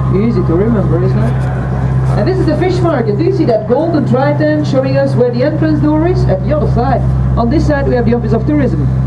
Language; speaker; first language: English; non-native, fluent; Dutch